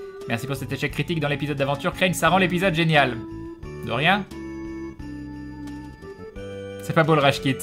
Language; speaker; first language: French; native; French